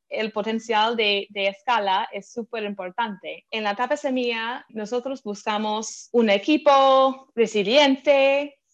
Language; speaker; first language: Spanish; non-native, fluent; English